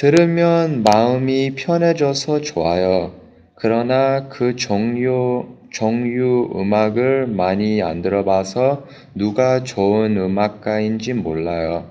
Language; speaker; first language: Korean; non-native, learner; English